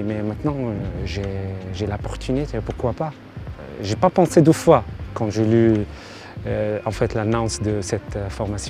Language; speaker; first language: French; non-native, learner; Arabic